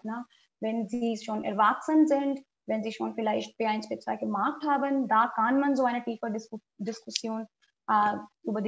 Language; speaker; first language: German; non-native, fluent; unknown